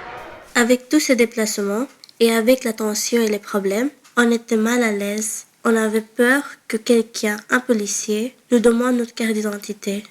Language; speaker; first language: French; early bilingual, other home language; Bangla